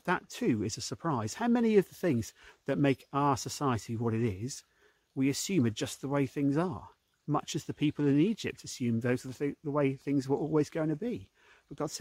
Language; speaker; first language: English; native; English